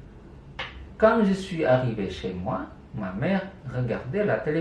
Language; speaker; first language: French; non-native, fluent; Indonesian